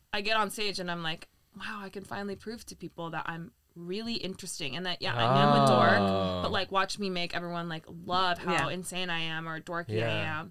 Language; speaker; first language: English; native; English